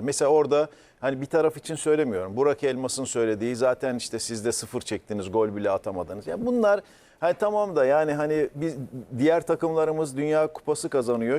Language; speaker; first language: Turkish; native; Turkish